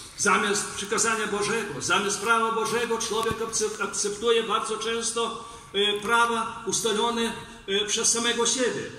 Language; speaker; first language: Polish; non-native, fluent; Belarusian